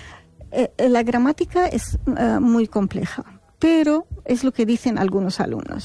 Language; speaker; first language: Spanish; non-native, fluent; Arabic